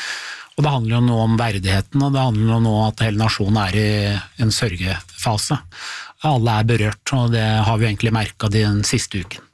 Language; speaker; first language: Norwegian; native; Norwegian